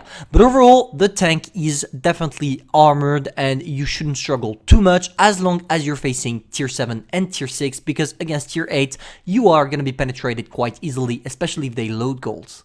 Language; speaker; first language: English; non-native, fluent; French